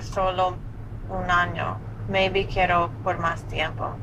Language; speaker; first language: Spanish; non-native, learner; English